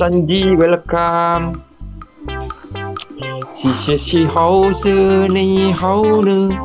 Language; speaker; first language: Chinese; non-native, learner; Indonesian